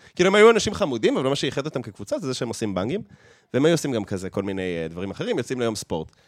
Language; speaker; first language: Hebrew; native; Hebrew